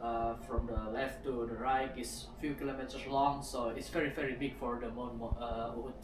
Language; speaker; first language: English; non-native, learner; Indonesian